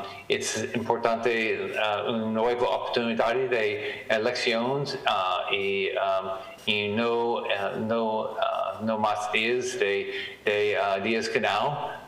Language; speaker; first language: Spanish; non-native, learner; English